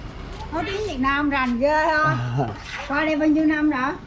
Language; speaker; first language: Vietnamese; native; Vietnamese